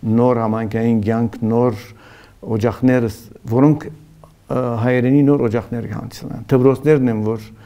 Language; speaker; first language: Armenian; early bilingual, heritage; Armenian